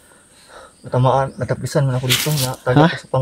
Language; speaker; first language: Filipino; non-native, local second language; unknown